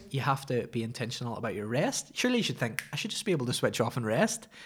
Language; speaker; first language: English; native; English